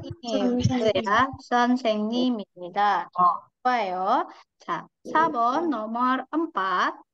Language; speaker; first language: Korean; non-native, fluent; Indonesian